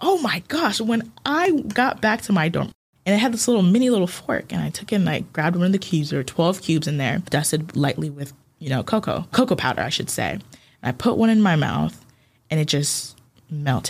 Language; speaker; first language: English; early bilingual, other home language; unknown